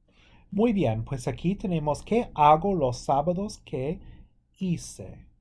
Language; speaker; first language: Spanish; non-native, fluent; English